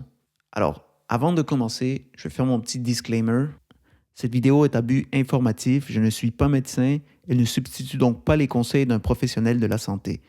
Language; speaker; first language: French; native; French